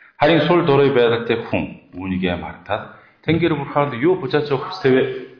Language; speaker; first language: Mongolian; non-native, fluent; Korean